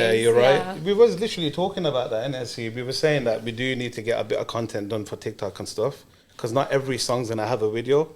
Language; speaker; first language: English; native; English